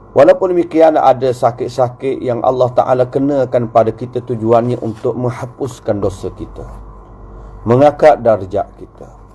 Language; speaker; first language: Malay; native; Malay